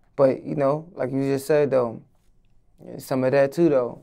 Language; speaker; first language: English; native; English